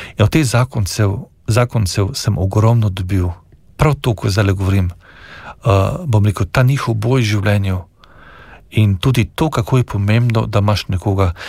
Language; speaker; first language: Slovenian; native; Slovenian